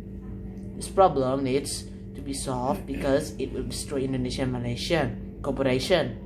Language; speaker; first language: English; non-native, learner; Indonesian